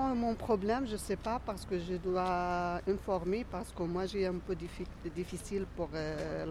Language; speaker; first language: French; non-native, learner; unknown